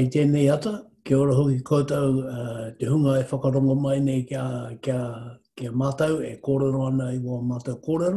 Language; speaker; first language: English; native; English